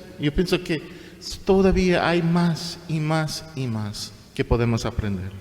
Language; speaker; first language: Spanish; non-native, fluent; English